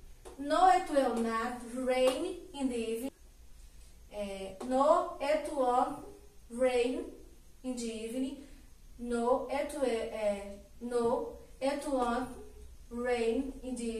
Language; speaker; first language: English; non-native, learner; Portuguese